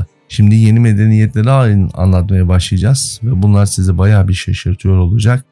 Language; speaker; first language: Turkish; native; Turkish